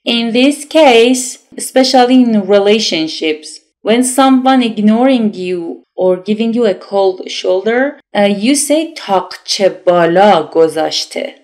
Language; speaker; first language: English; non-native, fluent; Persian